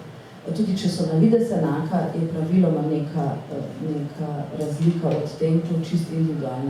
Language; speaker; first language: Slovenian; native; Slovenian